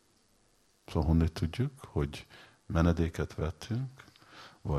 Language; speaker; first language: Hungarian; early bilingual, heritage; Hungarian